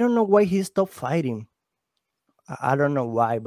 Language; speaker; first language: English; non-native, learner; Spanish